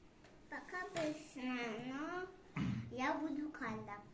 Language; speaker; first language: Russian; non-native, local second language; Kazakh